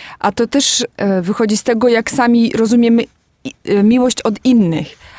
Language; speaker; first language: Polish; early bilingual, heritage; Polish